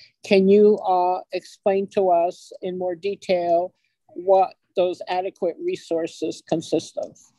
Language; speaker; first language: English; early bilingual, other home language; Ukrainian